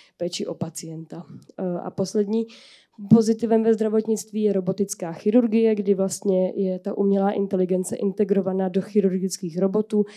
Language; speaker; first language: Czech; native; Czech